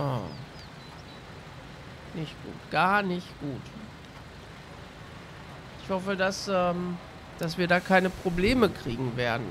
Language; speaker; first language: German; native; German